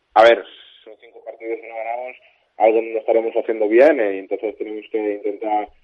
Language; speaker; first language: Spanish; native; Spanish